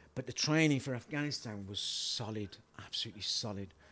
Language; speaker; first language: English; native; English